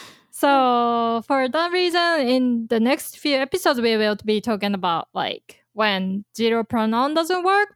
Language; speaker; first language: English; non-native, fluent; Japanese